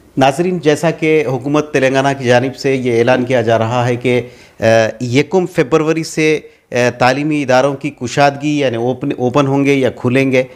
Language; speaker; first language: Urdu; native; Urdu